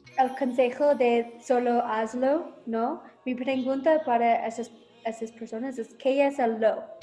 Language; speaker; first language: Spanish; non-native, learner; English